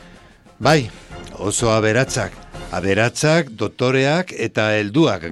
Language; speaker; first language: Basque; non-native, learner; Spanish